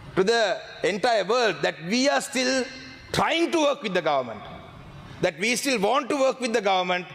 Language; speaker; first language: English; non-native, local second language; Tamil